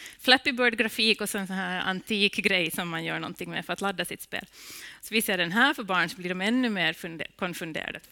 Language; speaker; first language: Swedish; native; Swedish